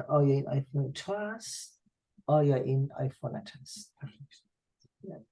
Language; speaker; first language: Persian; non-native, fluent; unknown